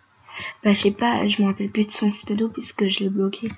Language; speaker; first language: French; native; French